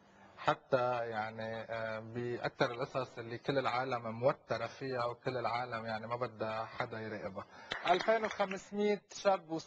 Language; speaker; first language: Arabic; native; Arabic